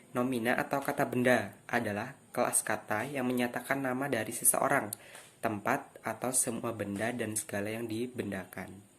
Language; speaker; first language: Indonesian; native; Indonesian